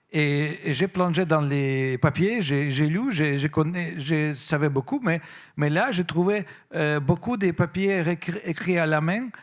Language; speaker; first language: French; non-native, fluent; Russian